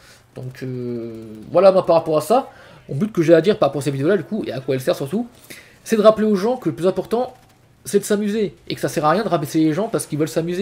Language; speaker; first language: French; native; French